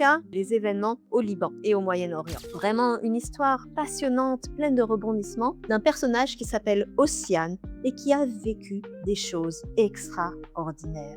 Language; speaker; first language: French; native; French